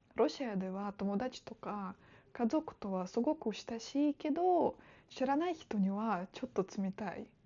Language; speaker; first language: Japanese; non-native, fluent; Russian